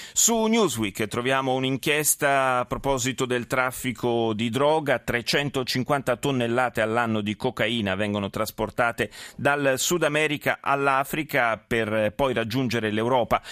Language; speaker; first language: Italian; native; Italian